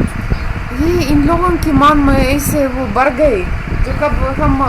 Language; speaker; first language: Hindi; non-native, fluent; Russian